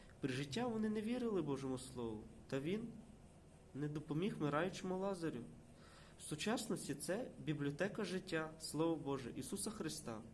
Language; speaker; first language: Ukrainian; non-native, local second language; Russian